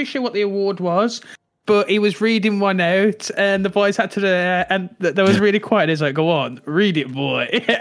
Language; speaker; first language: English; native; English